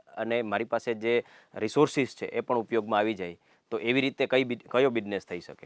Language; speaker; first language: Gujarati; native; Gujarati